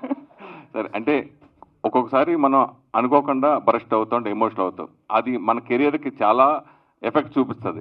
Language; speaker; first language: Telugu; native; Telugu